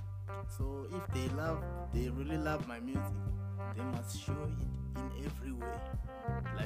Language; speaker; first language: English; non-native, local second language; Venda